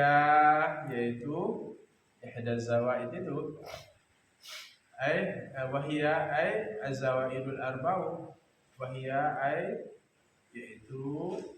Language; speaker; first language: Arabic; non-native, fluent; Sasak